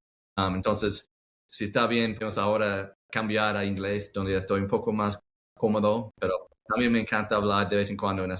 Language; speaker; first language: Spanish; non-native, learner; English